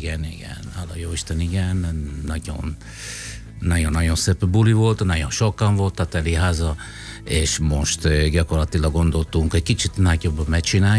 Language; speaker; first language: Hungarian; non-native, fluent; Italian